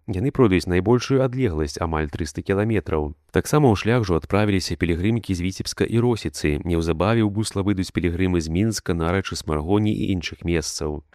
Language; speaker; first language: Belarusian; native; Belarusian